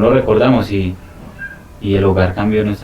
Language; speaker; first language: Spanish; native; Spanish